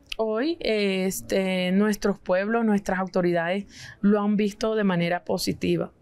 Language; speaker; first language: Spanish; non-native, local second language; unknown